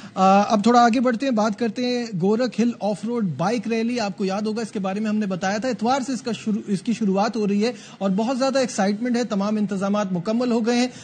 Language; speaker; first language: Urdu; native; Urdu